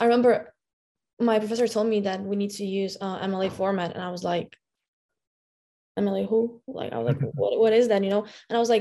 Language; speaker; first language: English; non-native, fluent; Lithuanian